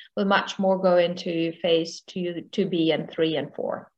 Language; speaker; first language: English; non-native, fluent; German